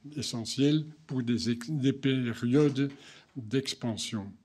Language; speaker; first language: French; non-native, fluent; Dutch